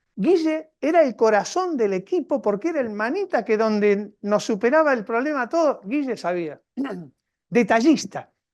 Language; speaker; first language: Spanish; native; Spanish